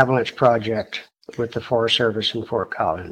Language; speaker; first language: English; native; English